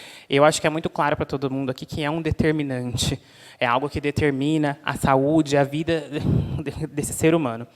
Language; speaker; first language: Portuguese; native; Portuguese